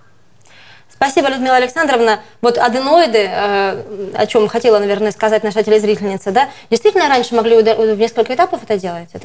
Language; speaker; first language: Russian; native; Russian